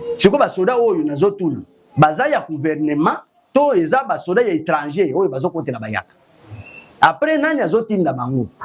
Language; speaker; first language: Lingala; non-native, local second language; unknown